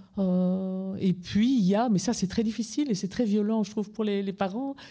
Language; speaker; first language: French; native; French